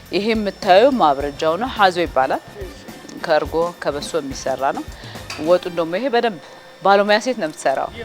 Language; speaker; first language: Amharic; non-native, local second language; Tigrinya